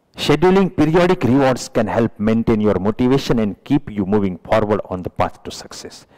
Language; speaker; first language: English; non-native, local second language; Gujarati